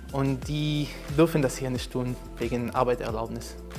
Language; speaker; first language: German; non-native, fluent; Arabic